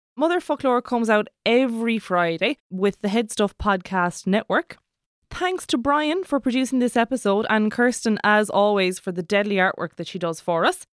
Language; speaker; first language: English; native; English